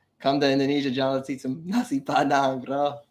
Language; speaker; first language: Indonesian; non-native, learner; English